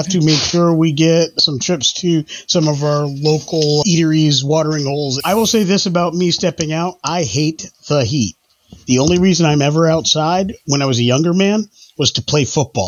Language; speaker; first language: English; native; English